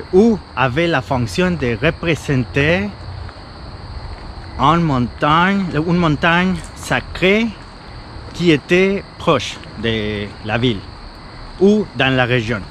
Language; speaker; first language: French; non-native, fluent; Spanish